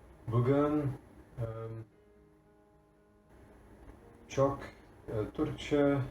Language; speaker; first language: Turkish; non-native, learner; English